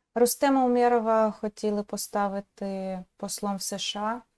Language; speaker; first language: Ukrainian; native; Ukrainian